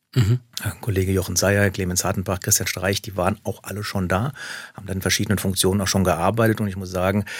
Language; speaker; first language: German; native; German